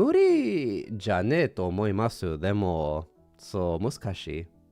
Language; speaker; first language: Japanese; non-native, learner; English